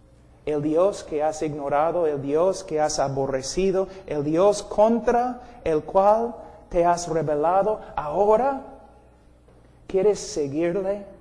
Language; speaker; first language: Spanish; non-native, fluent; English